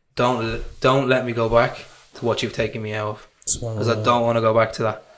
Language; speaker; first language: English; native; English